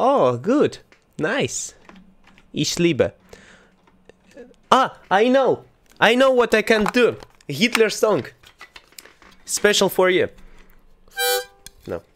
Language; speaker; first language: English; non-native, learner; Russian